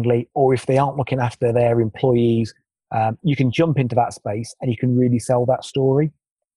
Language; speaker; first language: English; native; English